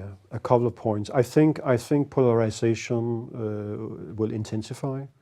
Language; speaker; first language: English; non-native, fluent; Danish